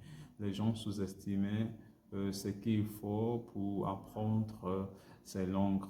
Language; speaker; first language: French; non-native, learner; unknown